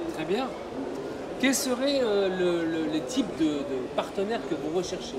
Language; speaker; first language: French; native; French